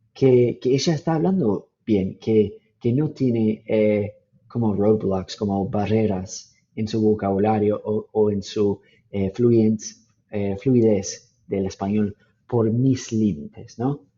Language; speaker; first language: Spanish; non-native, fluent; English